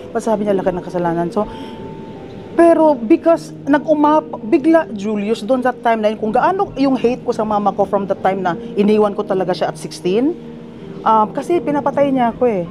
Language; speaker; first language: Filipino; non-native, local second language; Cebuano